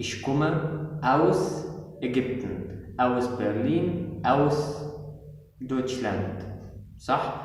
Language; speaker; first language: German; non-native, fluent; Arabic